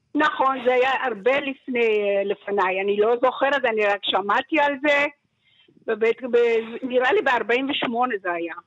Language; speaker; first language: Hebrew; early bilingual, other home language; Persian